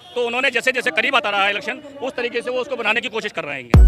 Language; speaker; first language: Hindi; native; Hindi